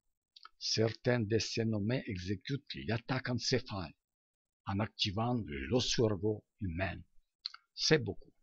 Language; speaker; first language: French; non-native, learner; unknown